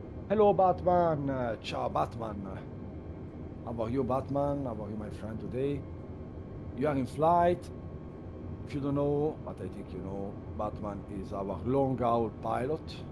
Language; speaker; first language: English; non-native, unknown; Italian